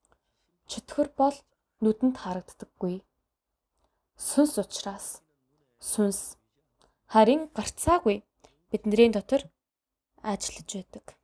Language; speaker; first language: Mongolian; non-native, fluent; Korean